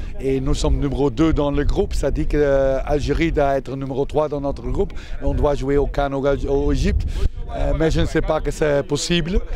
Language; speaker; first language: French; non-native, fluent; Dutch